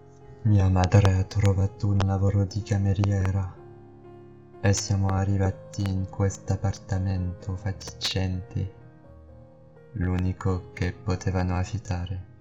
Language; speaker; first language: Italian; non-native, learner; French